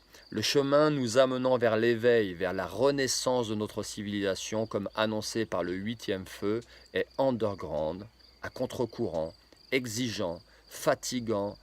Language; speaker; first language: French; native; French